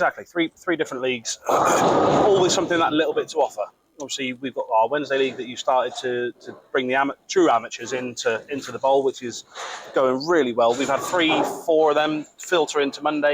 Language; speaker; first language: English; native; English